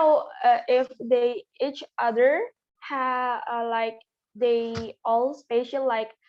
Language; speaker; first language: English; non-native, learner; Indonesian